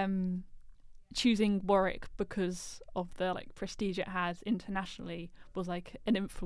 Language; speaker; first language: English; native; English